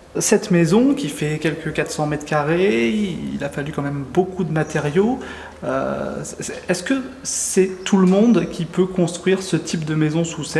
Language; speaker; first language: French; native; French